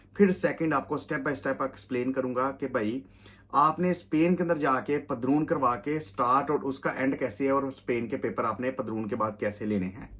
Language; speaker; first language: Urdu; non-native, local second language; Punjabi